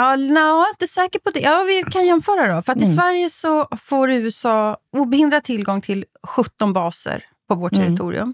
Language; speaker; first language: Swedish; native; Swedish